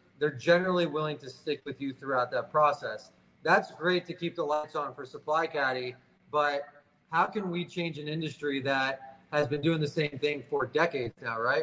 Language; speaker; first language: English; native; English